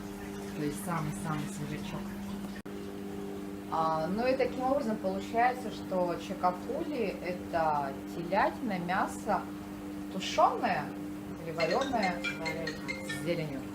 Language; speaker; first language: Russian; native; Russian